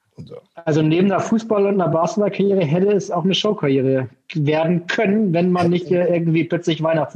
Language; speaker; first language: German; native; German